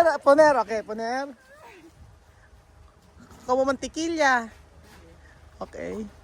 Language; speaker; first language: Spanish; non-native, learner; Filipino